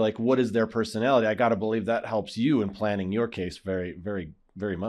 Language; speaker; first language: English; native; English